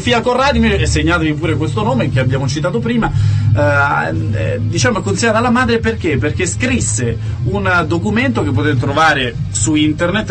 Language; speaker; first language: Italian; native; Italian